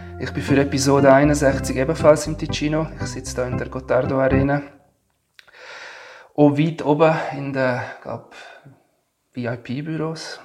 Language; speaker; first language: German; native; German